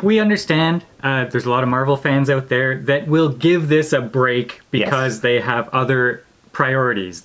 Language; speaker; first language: English; native; English